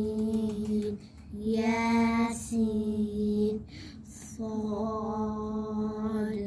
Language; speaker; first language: Arabic; non-native, learner; Somali